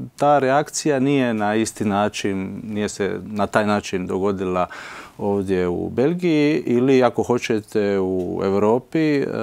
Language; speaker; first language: Croatian; early bilingual, heritage; Croatian